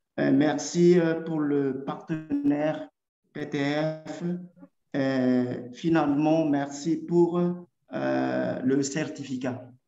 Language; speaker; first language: French; non-native, local second language; Malagasy